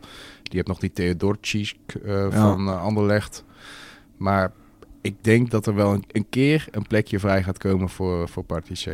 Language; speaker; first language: Dutch; native; Dutch